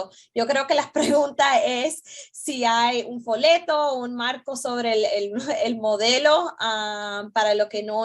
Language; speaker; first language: Spanish; early bilingual, heritage; Spanish